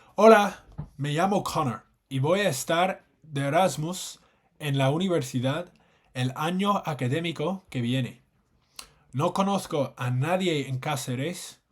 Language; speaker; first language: Spanish; non-native, fluent; English